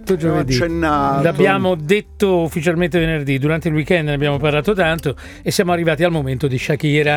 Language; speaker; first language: Italian; native; Italian